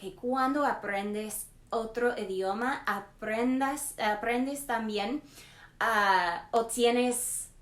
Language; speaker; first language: Spanish; non-native, learner; English